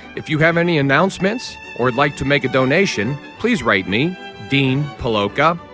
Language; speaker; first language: English; native; English